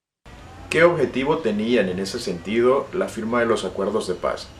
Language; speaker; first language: Spanish; native; Spanish